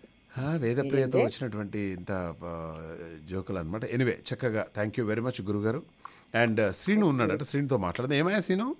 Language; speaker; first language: Telugu; native; Telugu